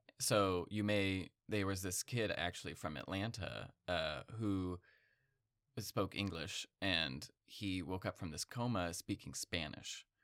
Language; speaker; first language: English; native; English